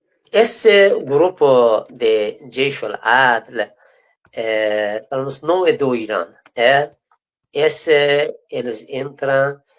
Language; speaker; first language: Portuguese; non-native, fluent; Persian